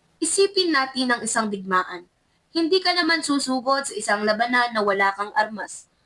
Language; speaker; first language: Filipino; native; Filipino